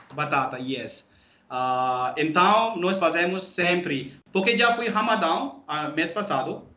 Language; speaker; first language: Portuguese; non-native, fluent; Urdu